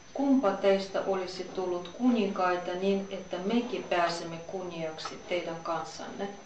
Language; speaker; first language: Finnish; non-native, learner; Russian